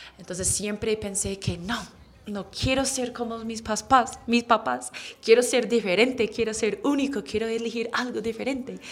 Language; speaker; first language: Spanish; non-native, fluent; English